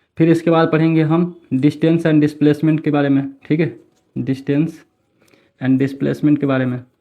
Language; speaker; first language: Hindi; native; Hindi